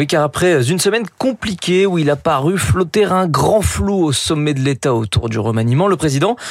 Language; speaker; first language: French; native; French